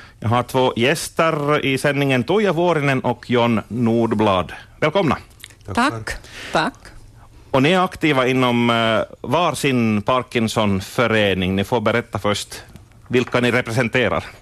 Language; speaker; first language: Swedish; native; Swedish